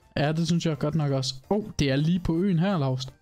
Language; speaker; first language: Danish; native; Danish